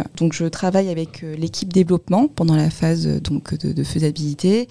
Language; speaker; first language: French; native; French